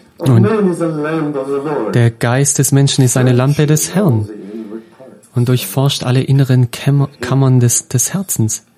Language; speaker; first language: German; non-native, fluent; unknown